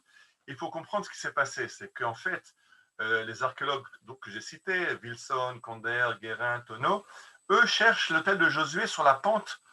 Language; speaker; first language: French; native; French